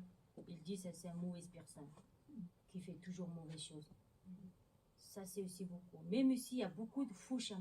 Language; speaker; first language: French; non-native, learner; Mongolian